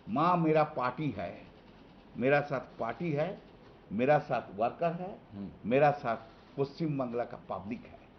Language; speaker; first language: Hindi; non-native, local second language; Bangla